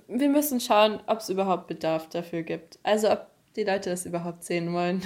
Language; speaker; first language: German; native; German